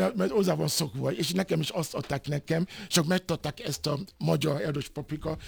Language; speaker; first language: Hungarian; non-native, fluent; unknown